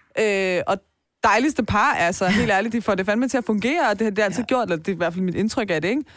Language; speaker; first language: Danish; early bilingual, other home language; Persian